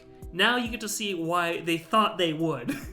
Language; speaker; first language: English; native; English